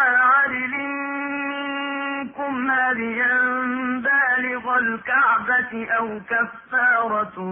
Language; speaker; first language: Arabic; native; Arabic